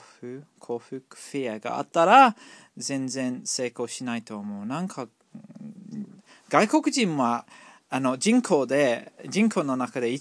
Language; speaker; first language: Japanese; non-native, fluent; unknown